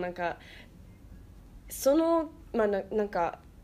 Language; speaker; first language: Japanese; non-native, learner; English